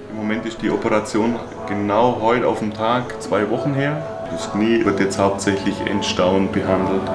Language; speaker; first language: German; native; German